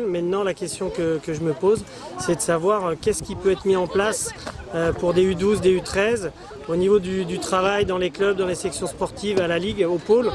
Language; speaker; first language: French; native; French